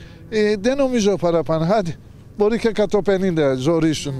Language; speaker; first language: Greek; non-native, learner; Turkish